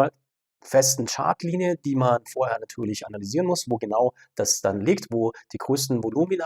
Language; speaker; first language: German; native; German